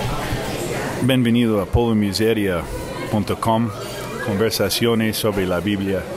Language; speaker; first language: Spanish; non-native, fluent; English